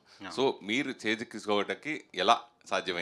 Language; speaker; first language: Telugu; native; Telugu